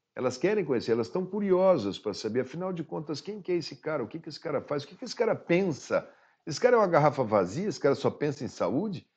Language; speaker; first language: Portuguese; native; Portuguese